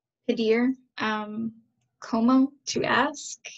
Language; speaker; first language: Spanish; non-native, learner; English